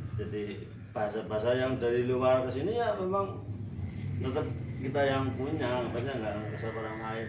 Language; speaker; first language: Indonesian; non-native, local second language; Javanese